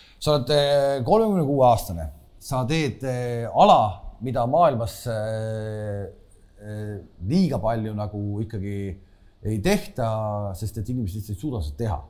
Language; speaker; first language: Estonian; native; Estonian